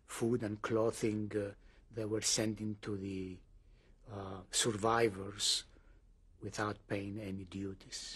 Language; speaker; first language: English; non-native, fluent; Greek